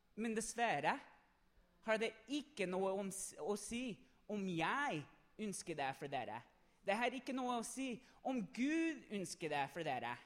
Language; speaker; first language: Norwegian; non-native, fluent; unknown